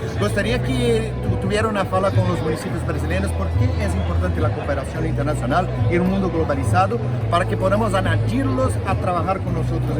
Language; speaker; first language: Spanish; non-native, learner; Portuguese